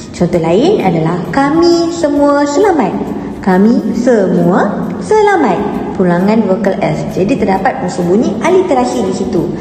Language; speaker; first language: Malay; native; Malay